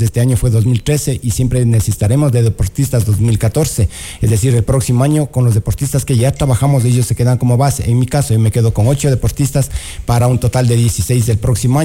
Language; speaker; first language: Spanish; native; Spanish